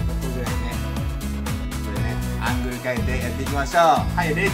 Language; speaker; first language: Japanese; native; Japanese